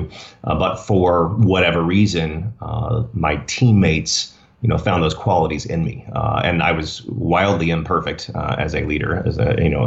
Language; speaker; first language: English; native; English